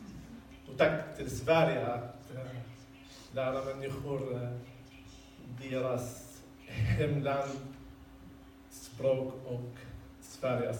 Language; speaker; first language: Swedish; non-native, learner; Arabic